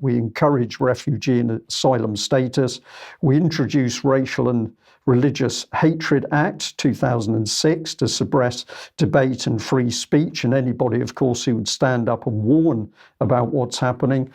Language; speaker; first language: English; native; English